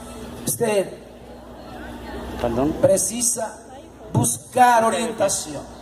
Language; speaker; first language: Portuguese; non-native, learner; Spanish